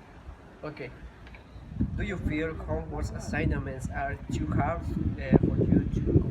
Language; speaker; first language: English; non-native, learner; Spanish